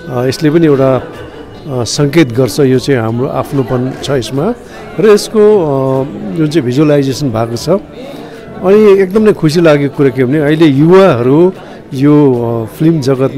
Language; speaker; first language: Nepali; native; Nepali